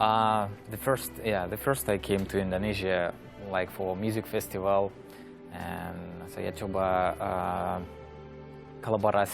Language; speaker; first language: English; non-native, learner; Russian